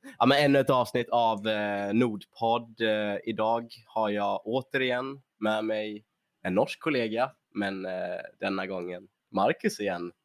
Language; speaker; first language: Swedish; native; Swedish